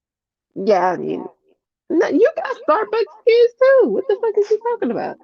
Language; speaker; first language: English; native; English